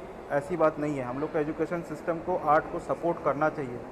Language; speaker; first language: Hindi; native; Hindi